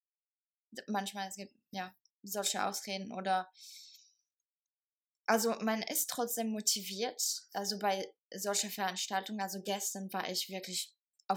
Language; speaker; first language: German; non-native, fluent; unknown